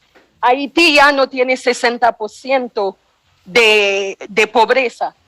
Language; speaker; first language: Spanish; non-native, fluent; Haitian Creole